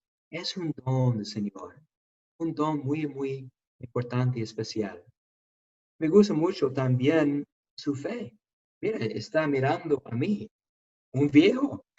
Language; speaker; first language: Spanish; non-native, fluent; English